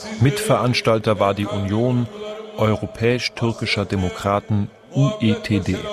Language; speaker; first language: German; non-native, fluent; Persian